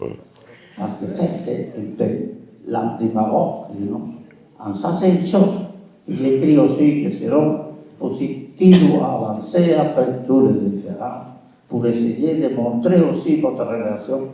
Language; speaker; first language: French; non-native, fluent; Spanish